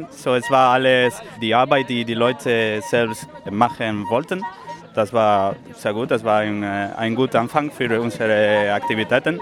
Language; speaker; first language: German; non-native, learner; Spanish